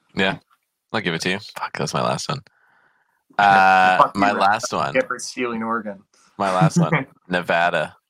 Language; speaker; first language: English; non-native, fluent; Polish